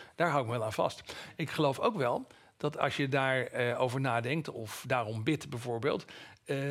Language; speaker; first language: Dutch; native; Dutch